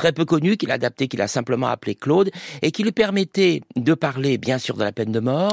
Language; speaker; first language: French; native; French